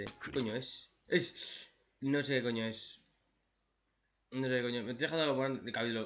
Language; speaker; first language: Spanish; native; Spanish